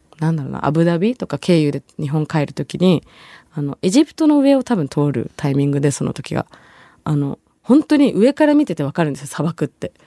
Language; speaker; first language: Japanese; early bilingual, other home language; Bangla